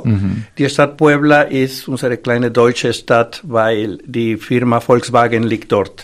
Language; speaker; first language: German; non-native, fluent; Spanish